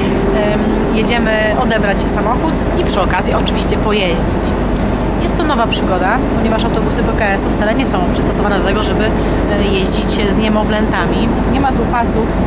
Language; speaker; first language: Polish; native; Polish